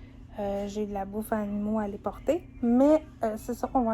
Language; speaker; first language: French; native; French